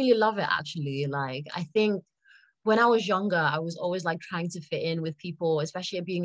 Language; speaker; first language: English; native; English